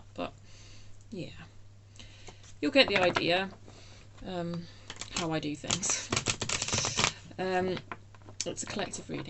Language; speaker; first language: English; native; English